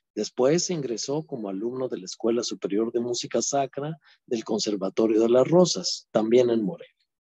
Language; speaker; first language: Spanish; native; Spanish